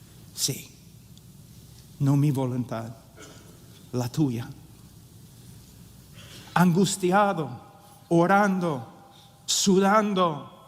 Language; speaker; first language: Spanish; non-native, fluent; English